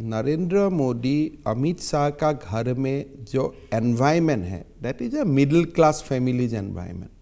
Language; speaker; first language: Hindi; non-native, local second language; Assamese